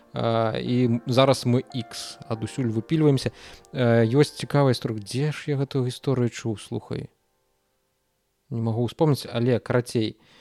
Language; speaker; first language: Belarusian; native; Belarusian